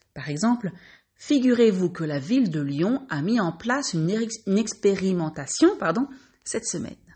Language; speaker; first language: French; native; French